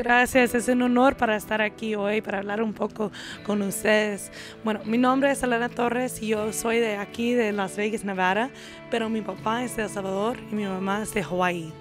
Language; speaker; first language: Spanish; early bilingual, other home language; English